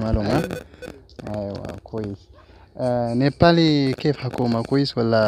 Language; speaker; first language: Arabic; non-native, learner; Oromo